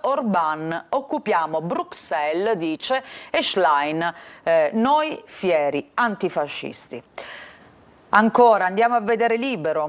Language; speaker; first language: Italian; native; Italian